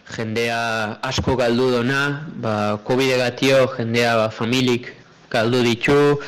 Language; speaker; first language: Basque; early bilingual, other home language; Portuguese